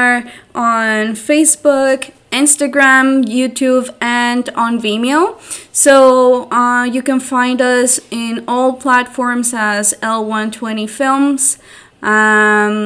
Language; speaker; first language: English; non-native, fluent; Spanish